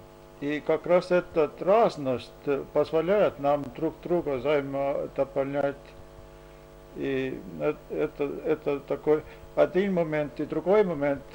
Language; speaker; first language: Russian; non-native, fluent; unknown